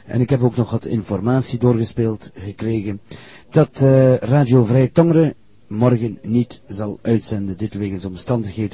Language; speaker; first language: Dutch; native; Dutch